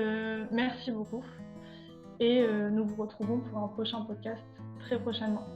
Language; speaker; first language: French; native; French